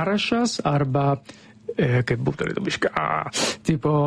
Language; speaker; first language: Lithuanian; non-native, learner; Italian